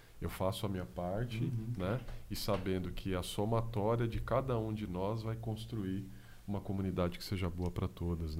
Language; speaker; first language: Portuguese; native; Portuguese